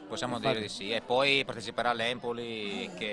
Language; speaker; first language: Italian; native; Italian